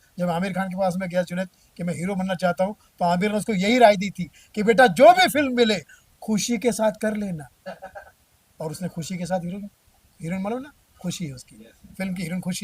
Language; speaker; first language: Hindi; native; Hindi